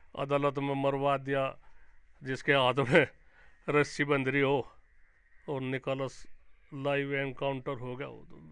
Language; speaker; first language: Hindi; native; Hindi